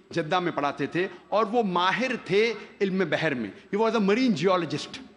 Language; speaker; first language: Hindi; non-native, local second language; Konkani